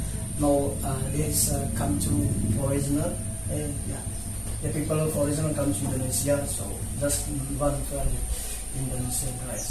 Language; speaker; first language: English; non-native, learner; Indonesian